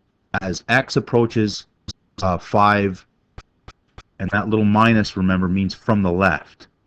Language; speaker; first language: English; native; English